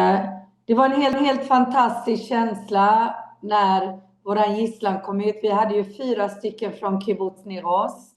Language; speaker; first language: Swedish; non-native, fluent; Hebrew